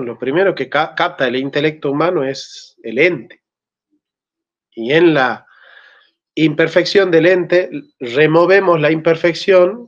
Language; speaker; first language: Spanish; native; Spanish